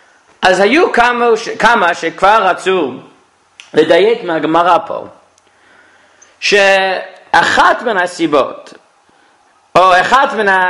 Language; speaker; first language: Hebrew; non-native, fluent; English